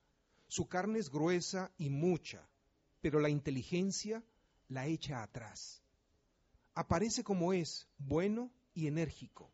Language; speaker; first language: Spanish; native; Spanish